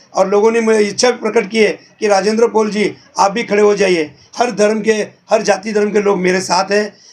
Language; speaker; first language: Hindi; non-native, local second language; Marathi